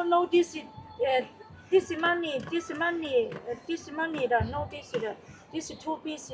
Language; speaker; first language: English; non-native, learner; Chinese